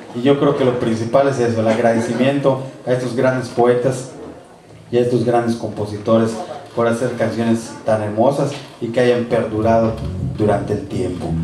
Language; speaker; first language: Spanish; native; Spanish